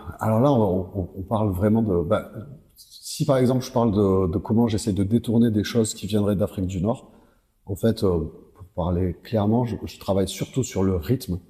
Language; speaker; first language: French; native; French